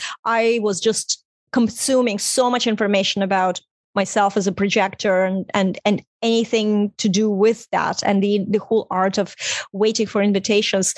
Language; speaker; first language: English; non-native, fluent; Russian